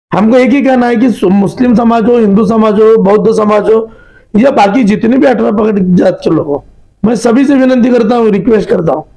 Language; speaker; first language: Hindi; non-native, local second language; Marathi